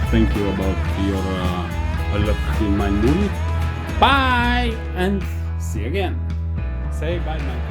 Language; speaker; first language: English; non-native, learner; Bulgarian